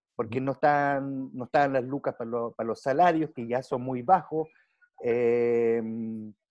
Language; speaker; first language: Spanish; early bilingual, heritage; Spanish